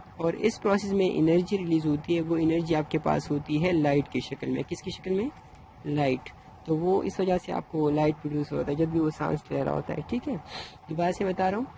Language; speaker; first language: Urdu; non-native, local second language; Pashto